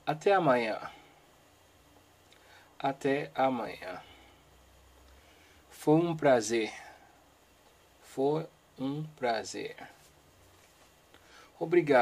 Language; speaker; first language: Portuguese; non-native, learner; Haitian Creole